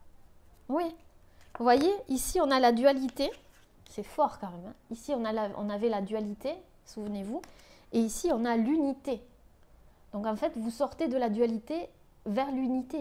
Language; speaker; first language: French; native; French